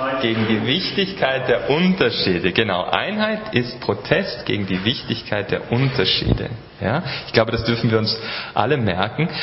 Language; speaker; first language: German; native; German